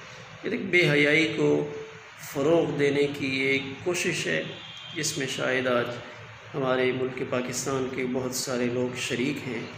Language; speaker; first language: Urdu; native; Urdu